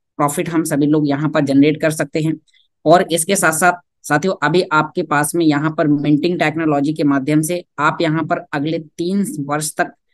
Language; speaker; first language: Hindi; native; Hindi